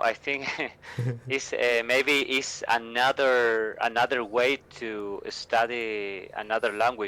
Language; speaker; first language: English; non-native, learner; Spanish